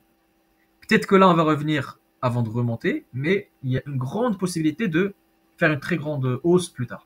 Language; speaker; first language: French; native; French